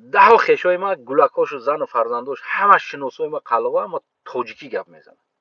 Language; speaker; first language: Tajik; non-native, local second language; Uzbek